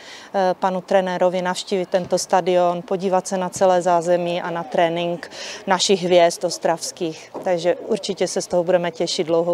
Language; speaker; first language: Czech; native; Czech